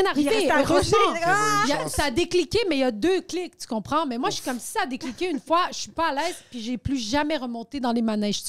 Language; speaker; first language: French; native; French